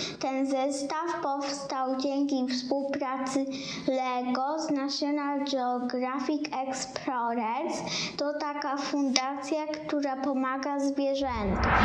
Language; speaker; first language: Polish; native; Polish